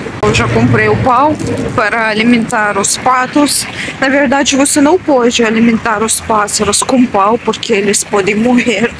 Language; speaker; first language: Portuguese; non-native, learner; Russian